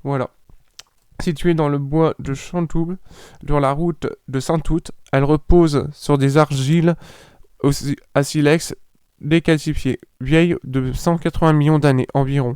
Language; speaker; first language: French; native; French